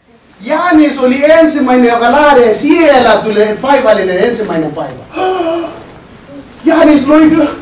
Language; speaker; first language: Finnish; non-native, learner; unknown